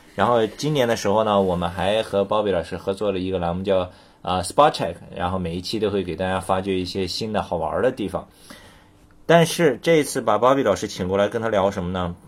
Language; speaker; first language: Chinese; native; Chinese